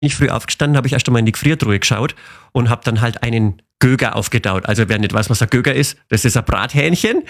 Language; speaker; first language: German; native; German